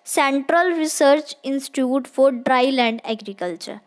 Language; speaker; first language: English; non-native, local second language; Punjabi